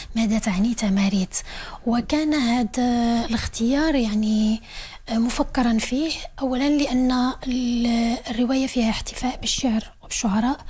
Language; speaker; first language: Arabic; native; Arabic